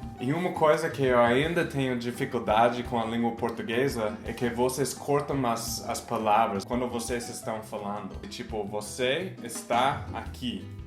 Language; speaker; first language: Portuguese; non-native, fluent; English